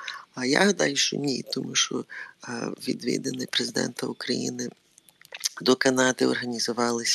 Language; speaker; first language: Ukrainian; early bilingual, heritage; Ukrainian